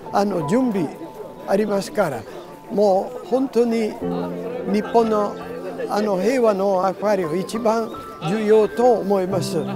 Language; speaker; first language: Japanese; non-native, learner; Italian